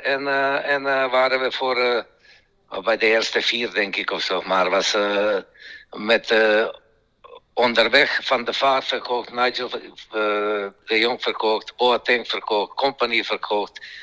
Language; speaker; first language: Dutch; non-native, fluent; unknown